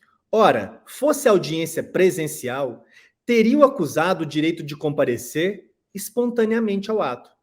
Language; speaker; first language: Portuguese; native; Portuguese